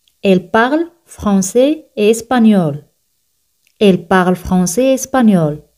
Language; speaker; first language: French; non-native, fluent; Spanish